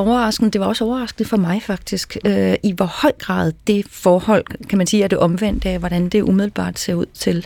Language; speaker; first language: Danish; native; Danish